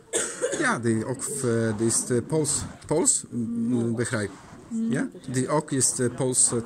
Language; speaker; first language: Dutch; non-native, learner; Polish